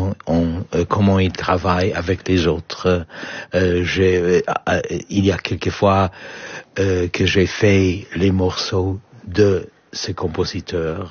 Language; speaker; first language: French; non-native, fluent; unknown